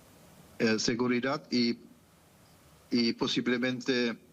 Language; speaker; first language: Spanish; non-native, fluent; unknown